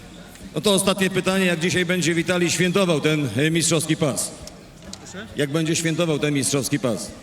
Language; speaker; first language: Polish; native; Polish